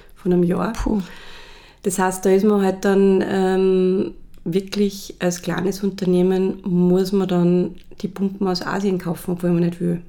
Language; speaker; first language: German; native; German